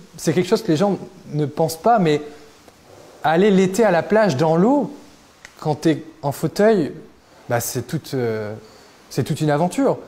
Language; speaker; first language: French; native; French